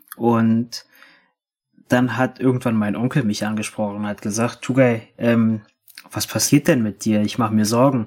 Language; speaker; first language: German; native; German